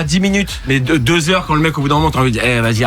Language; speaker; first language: French; native; French